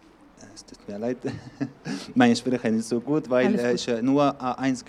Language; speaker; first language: German; non-native, learner; Arabic